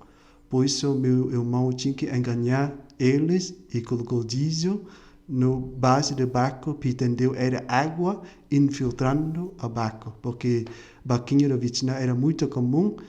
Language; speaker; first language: Portuguese; non-native, fluent; Vietnamese